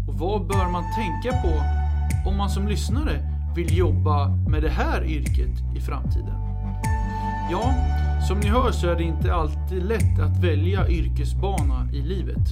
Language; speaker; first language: Swedish; native; Swedish